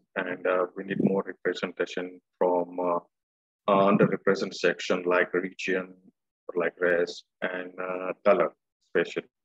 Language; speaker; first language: English; non-native, local second language; Gujarati